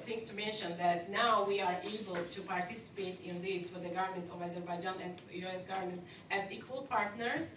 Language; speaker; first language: English; non-native, fluent; Azerbaijani